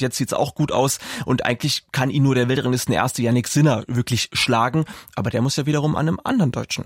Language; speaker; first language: German; native; German